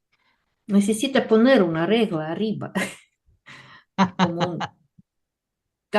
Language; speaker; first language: Spanish; non-native, learner; Russian